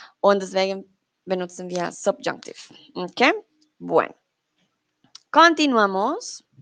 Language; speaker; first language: German; non-native, learner; Spanish